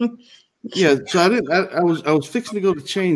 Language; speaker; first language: English; native; English